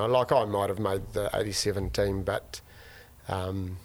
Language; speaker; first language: English; native; English